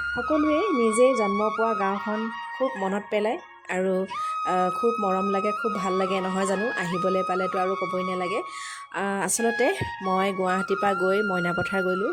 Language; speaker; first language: Assamese; non-native, local second language; Manipuri